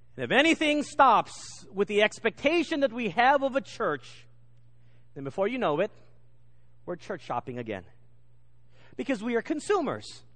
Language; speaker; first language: English; native; English